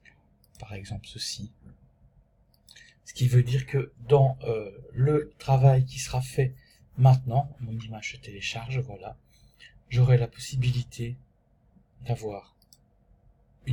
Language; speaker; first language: French; native; French